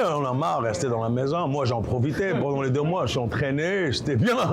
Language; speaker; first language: French; non-native, local second language; Arabic